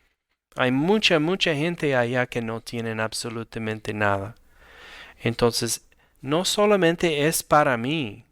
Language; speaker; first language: Spanish; non-native, fluent; English